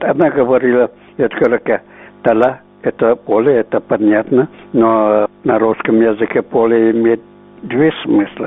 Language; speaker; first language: Russian; non-native, local second language; Uzbek